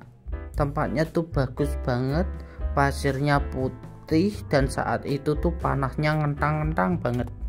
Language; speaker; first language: Indonesian; native; Indonesian